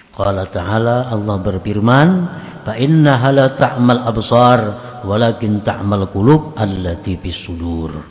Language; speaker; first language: Indonesian; native; Indonesian